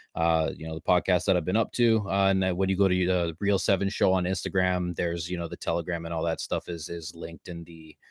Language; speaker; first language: English; native; English